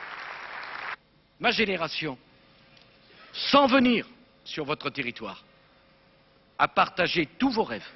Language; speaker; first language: French; native; French